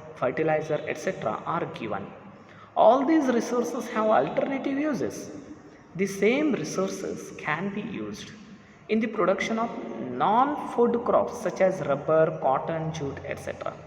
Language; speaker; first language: English; non-native, local second language; Kannada